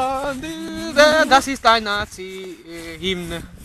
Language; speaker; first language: German; non-native, learner; Hungarian